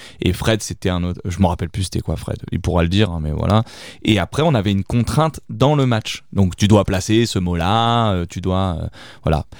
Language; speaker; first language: French; early bilingual, other home language; Italian